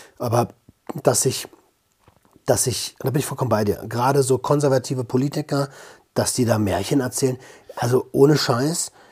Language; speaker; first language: German; native; German